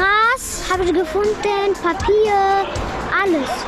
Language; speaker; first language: German; non-native, learner; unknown